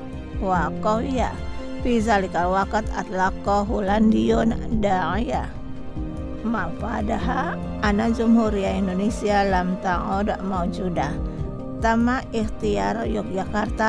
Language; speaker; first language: Arabic; non-native, learner; Indonesian